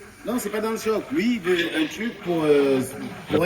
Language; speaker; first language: French; native; French